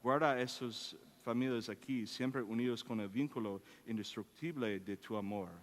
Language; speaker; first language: Spanish; non-native, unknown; English